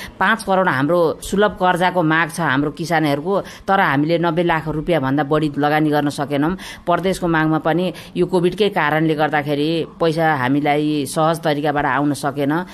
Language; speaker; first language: Nepali; native; Nepali